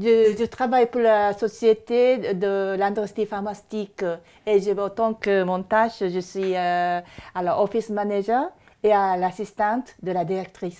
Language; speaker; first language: French; non-native, fluent; Japanese